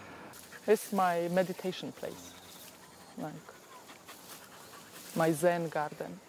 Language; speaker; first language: English; non-native, fluent; Polish